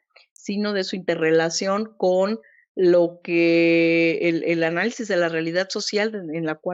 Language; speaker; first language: Spanish; native; Spanish